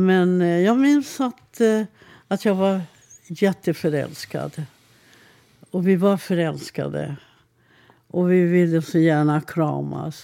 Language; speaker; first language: Swedish; non-native, fluent; Hungarian